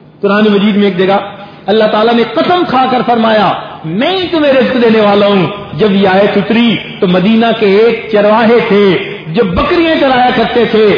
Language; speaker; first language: Urdu; non-native, local second language; Punjabi